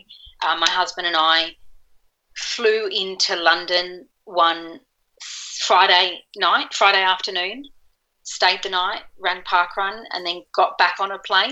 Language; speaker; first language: English; native; English